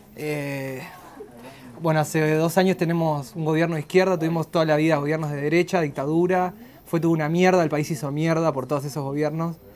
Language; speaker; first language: Spanish; native; Spanish